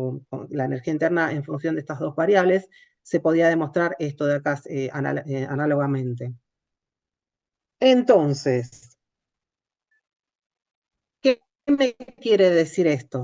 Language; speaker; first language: Spanish; native; Spanish